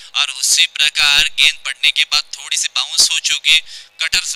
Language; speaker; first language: Hindi; non-native, local second language; Marathi